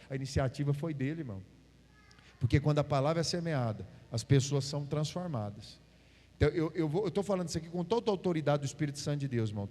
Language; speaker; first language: Portuguese; native; Portuguese